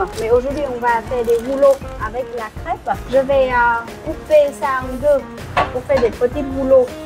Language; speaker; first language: French; non-native, fluent; Vietnamese